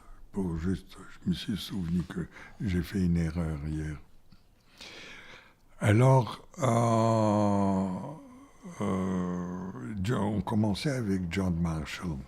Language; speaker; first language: French; non-native, fluent; Bulgarian